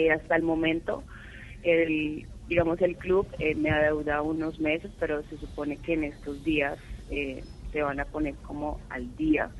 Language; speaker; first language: Spanish; native; Spanish